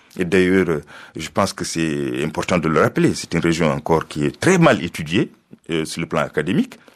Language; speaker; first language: French; non-native, local second language; Fula